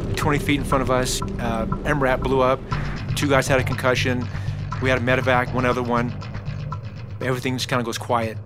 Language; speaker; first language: English; native; English